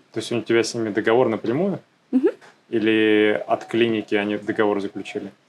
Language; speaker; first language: Russian; native; Russian